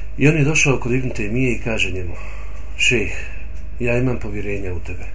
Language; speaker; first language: Bosnian; native; Bosnian